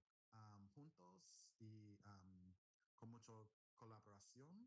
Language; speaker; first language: Spanish; non-native, learner; English